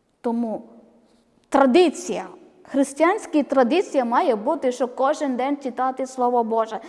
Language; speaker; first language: Ukrainian; non-native, learner; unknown